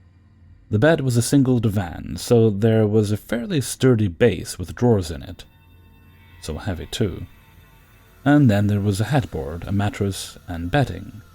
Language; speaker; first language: English; native; English